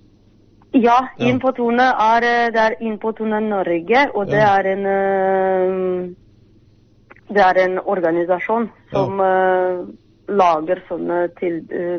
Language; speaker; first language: Norwegian; non-native, fluent; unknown